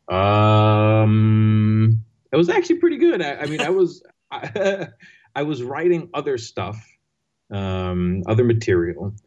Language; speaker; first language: English; non-native, fluent; Greek